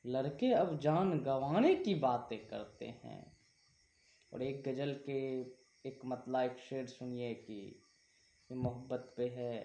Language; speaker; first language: Hindi; native; Hindi